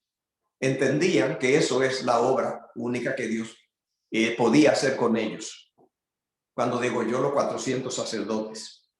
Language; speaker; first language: Spanish; native; Spanish